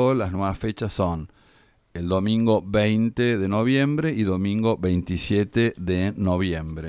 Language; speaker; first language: Spanish; native; Spanish